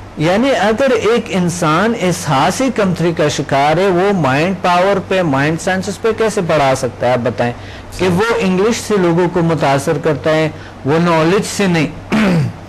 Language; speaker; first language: Urdu; non-native, local second language; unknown